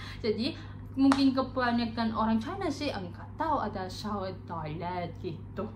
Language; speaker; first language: Indonesian; non-native, learner; Chinese